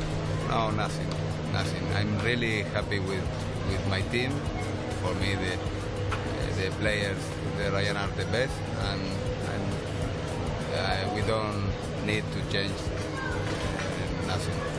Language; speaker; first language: English; non-native, learner; Spanish